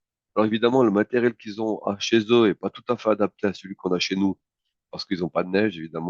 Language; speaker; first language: French; native; French